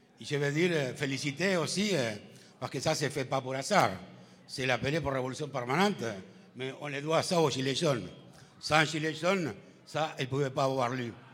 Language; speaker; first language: French; non-native, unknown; Spanish